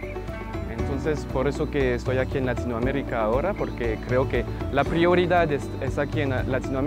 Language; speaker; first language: Spanish; non-native, fluent; French